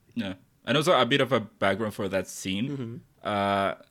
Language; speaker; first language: English; non-native, fluent; Spanish